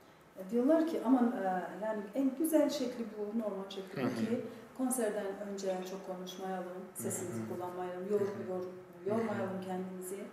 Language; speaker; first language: Turkish; non-native, fluent; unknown